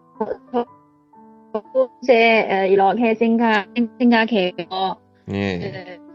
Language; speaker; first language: Korean; non-native, learner; Chinese